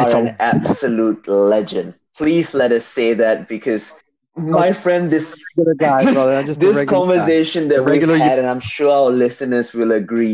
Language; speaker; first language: English; non-native, local second language; Tamil